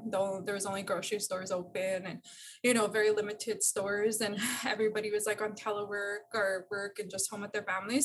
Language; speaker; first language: English; native; English